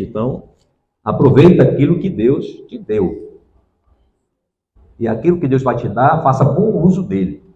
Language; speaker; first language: Portuguese; native; Portuguese